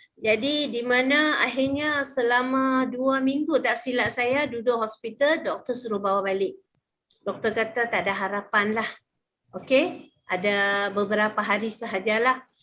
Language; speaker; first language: Malay; native; Malay